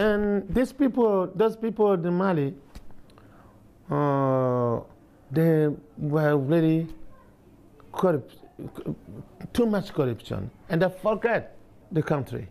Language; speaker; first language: English; non-native, learner; Bambara